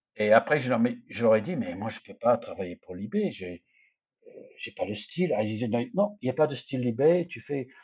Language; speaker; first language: French; non-native, fluent; English